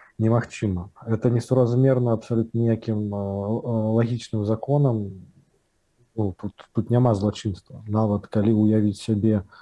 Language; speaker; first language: Belarusian; non-native, local second language; Russian